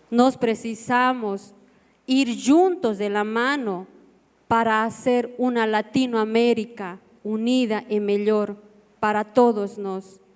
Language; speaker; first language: Portuguese; non-native, learner; Spanish